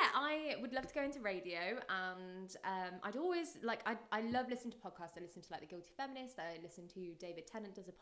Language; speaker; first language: English; native; English